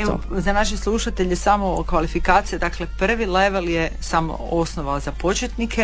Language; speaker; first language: Serbian; native; Serbian